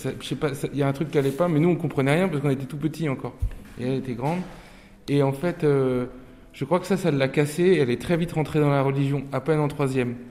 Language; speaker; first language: French; early bilingual, other home language; Turkish